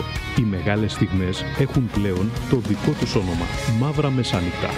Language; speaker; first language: Greek; native; Greek